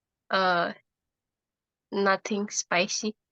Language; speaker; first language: English; non-native, learner; Indonesian